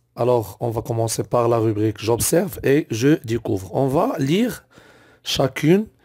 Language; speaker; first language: French; non-native, local second language; Arabic